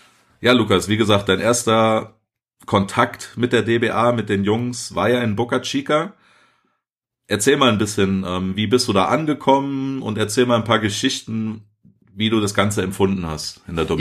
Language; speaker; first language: German; native; German